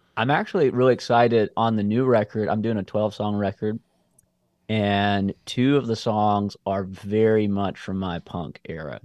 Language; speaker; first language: English; native; English